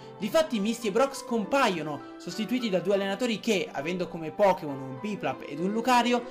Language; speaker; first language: Italian; native; Italian